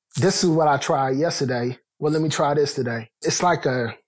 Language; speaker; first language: English; native; English